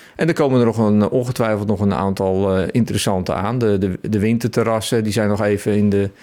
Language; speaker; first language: Dutch; native; Dutch